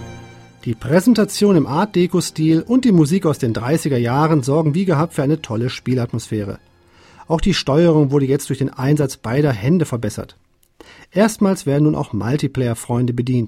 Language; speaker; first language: German; native; German